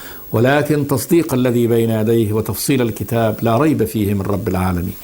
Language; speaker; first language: Arabic; native; Arabic